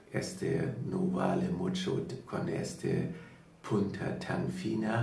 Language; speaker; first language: Spanish; non-native, learner; German